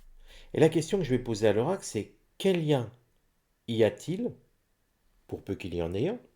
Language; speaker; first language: French; native; French